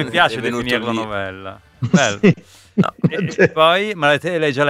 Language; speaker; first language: Italian; native; Italian